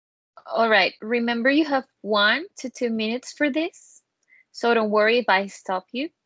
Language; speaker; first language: English; non-native, learner; Spanish